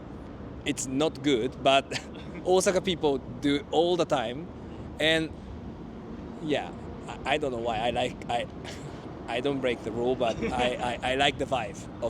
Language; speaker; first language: English; non-native, fluent; Japanese